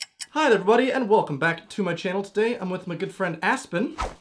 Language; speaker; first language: English; native; English